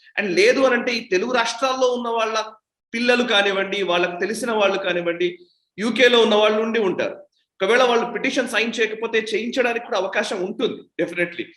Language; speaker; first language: Telugu; native; Telugu